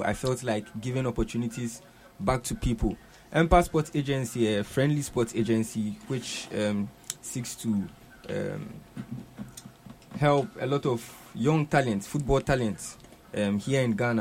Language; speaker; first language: English; non-native, local second language; Akan